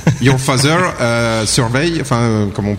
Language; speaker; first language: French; native; French